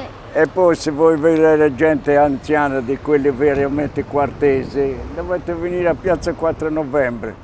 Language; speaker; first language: Italian; non-native, local second language; Sardinian